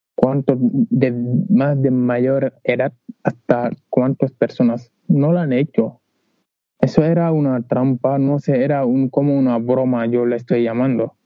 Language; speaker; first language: Spanish; non-native, learner; Wolof